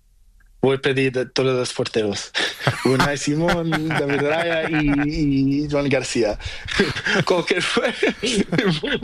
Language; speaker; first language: Spanish; non-native, learner; Portuguese